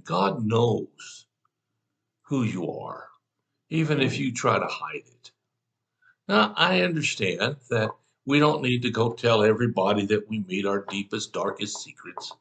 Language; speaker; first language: English; native; English